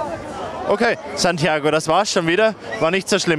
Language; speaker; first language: German; native; German